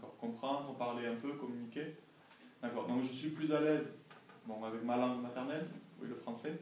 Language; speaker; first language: French; native; French